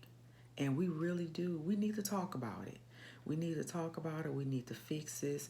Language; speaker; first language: English; native; English